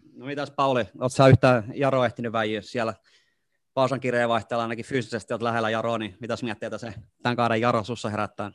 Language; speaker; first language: Finnish; native; Finnish